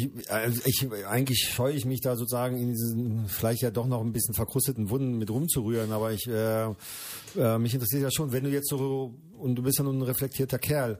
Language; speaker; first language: German; native; German